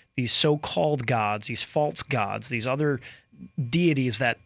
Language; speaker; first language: English; native; English